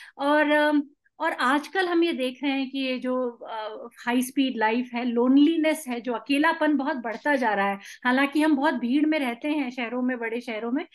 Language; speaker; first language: Hindi; non-native, local second language; Tamil